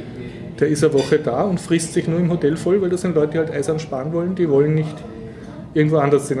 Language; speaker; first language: German; native; German